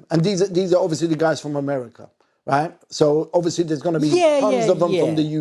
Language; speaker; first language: English; native; English